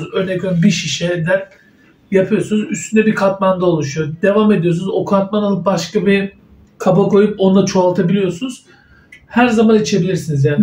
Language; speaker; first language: Turkish; native; Turkish